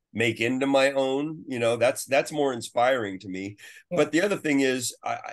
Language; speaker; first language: English; native; English